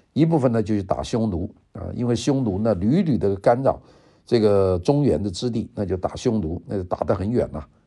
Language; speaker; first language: Chinese; non-native, local second language; Cantonese